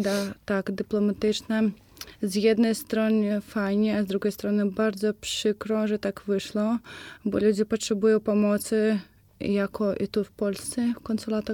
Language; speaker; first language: Polish; non-native, fluent; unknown